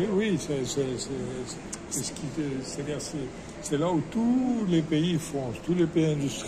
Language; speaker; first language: French; non-native, fluent; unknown